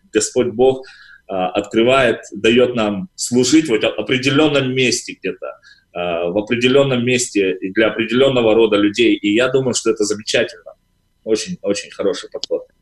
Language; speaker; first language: Russian; native; Russian